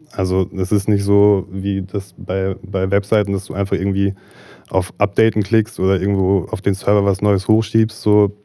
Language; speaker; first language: German; native; German